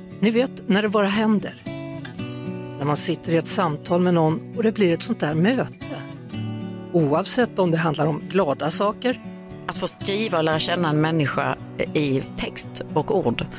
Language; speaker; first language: Swedish; native; Swedish